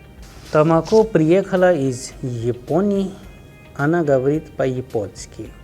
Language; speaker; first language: Russian; non-native, fluent; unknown